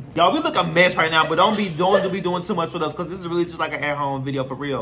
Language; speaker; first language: English; native; English